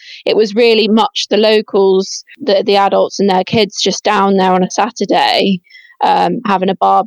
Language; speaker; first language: English; native; English